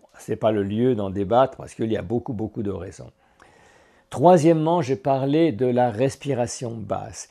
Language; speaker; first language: French; native; French